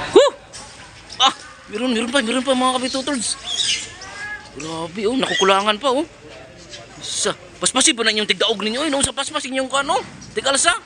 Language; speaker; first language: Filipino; non-native, local second language; Cebuano